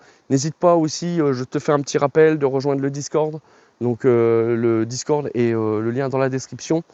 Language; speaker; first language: French; native; French